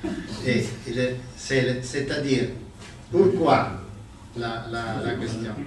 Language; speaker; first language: French; non-native, learner; Italian